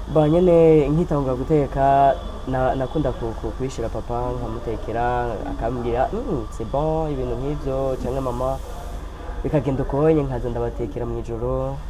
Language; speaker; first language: Rundi; non-native, local second language; Swahili